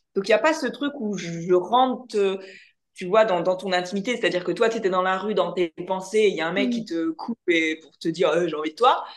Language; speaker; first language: French; native; French